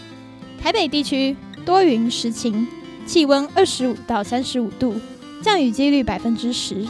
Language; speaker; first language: Chinese; native; Chinese